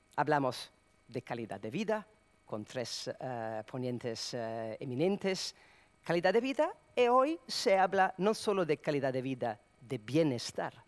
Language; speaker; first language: Spanish; non-native, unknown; Serbian